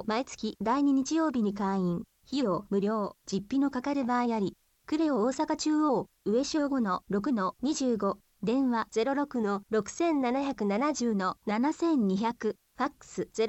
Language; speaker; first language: Japanese; native; Japanese